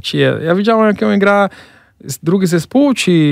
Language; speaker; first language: Polish; non-native, fluent; Portuguese